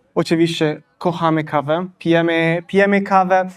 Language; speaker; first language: Polish; non-native, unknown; Italian